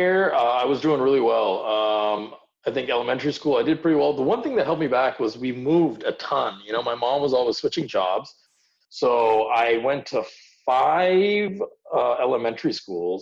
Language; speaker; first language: English; early bilingual, other home language; Hindi